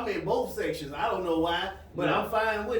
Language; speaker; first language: English; native; English